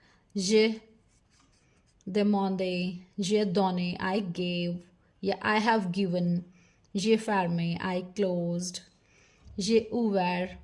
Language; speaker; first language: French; non-native, fluent; Hindi